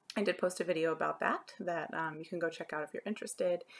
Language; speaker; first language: English; native; English